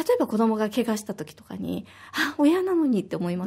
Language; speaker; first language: Japanese; native; Japanese